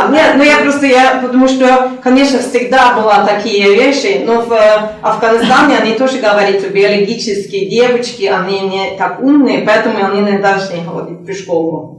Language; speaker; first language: Russian; non-native, learner; Norwegian